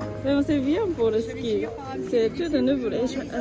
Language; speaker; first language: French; non-native, learner; Japanese